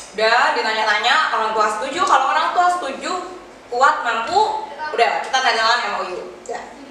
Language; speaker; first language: Indonesian; native; Indonesian